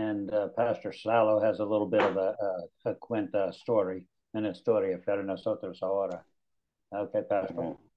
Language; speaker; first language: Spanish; non-native, learner; English